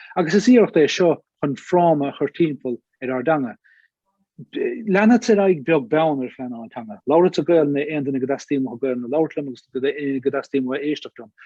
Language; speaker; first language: Irish; native; Irish